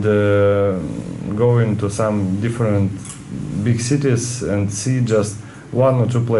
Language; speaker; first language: English; non-native, learner; Russian